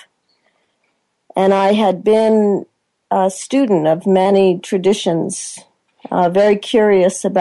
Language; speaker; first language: English; native; English